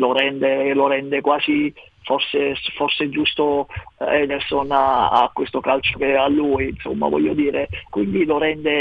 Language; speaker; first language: Italian; native; Italian